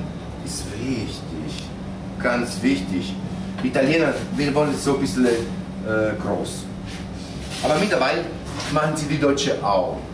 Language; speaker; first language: German; non-native, fluent; Italian